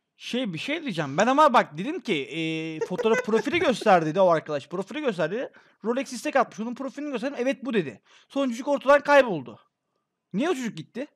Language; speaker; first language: Turkish; native; Turkish